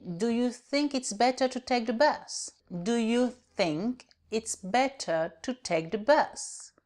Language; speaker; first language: English; non-native, fluent; French